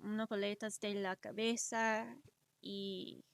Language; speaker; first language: Spanish; early bilingual, other home language; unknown